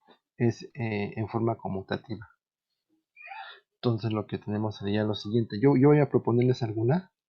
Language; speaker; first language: Spanish; native; Spanish